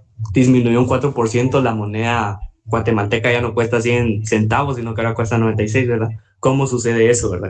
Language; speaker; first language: Spanish; native; Spanish